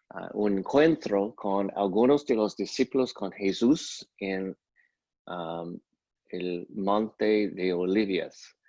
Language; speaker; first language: Spanish; non-native, fluent; English